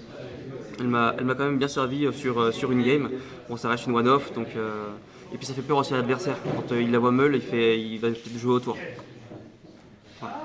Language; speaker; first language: French; native; French